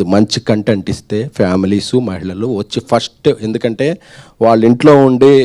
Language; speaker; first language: Telugu; native; Telugu